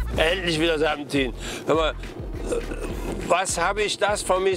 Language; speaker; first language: German; native; German